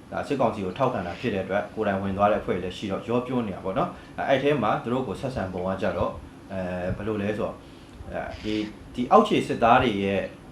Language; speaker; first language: Burmese; native; Burmese